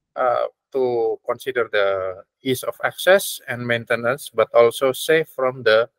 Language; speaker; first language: English; non-native, learner; Indonesian